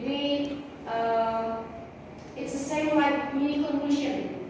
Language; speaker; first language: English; non-native, learner; Indonesian